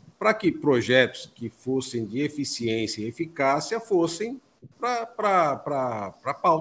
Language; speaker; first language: Portuguese; native; Portuguese